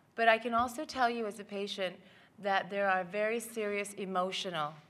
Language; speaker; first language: English; native; English